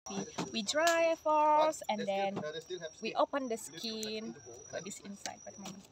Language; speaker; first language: English; non-native, learner; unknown